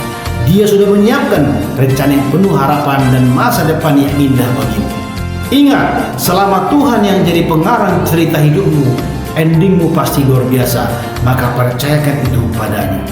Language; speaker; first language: Indonesian; native; Indonesian